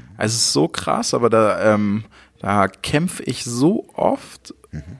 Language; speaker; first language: German; native; German